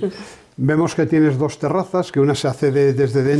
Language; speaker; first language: Spanish; native; Spanish